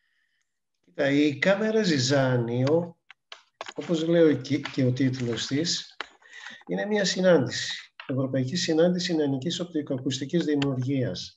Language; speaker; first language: Greek; native; Greek